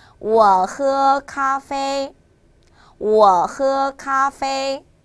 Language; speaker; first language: Chinese; non-native, fluent; Korean